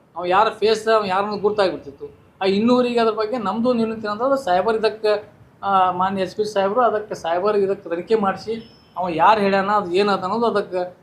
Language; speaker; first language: Kannada; native; Kannada